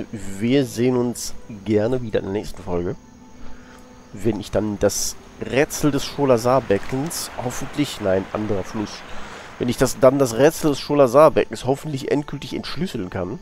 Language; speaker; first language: German; native; German